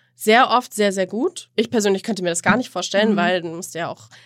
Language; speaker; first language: German; native; German